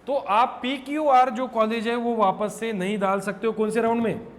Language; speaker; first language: Hindi; non-native, local second language; Marathi